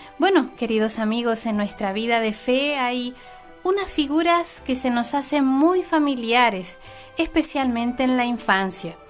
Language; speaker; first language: Spanish; native; Spanish